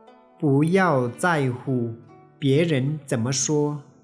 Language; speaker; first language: Chinese; non-native, fluent; Tibetan